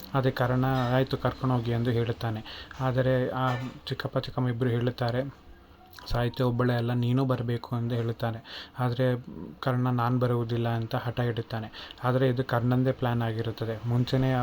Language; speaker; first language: Kannada; native; Kannada